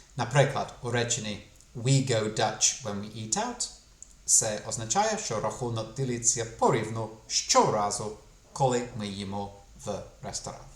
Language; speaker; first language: Ukrainian; non-native, fluent; English